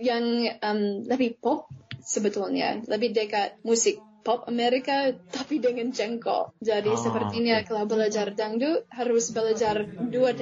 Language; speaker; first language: Indonesian; non-native, fluent; English